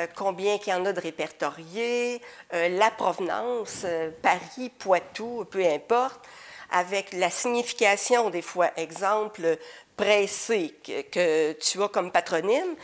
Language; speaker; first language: French; native; French